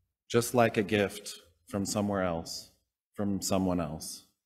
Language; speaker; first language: English; native; English